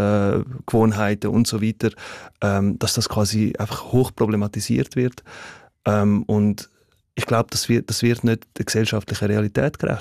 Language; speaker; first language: German; early bilingual, other home language; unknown